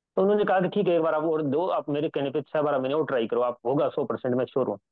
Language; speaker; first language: Hindi; native; Hindi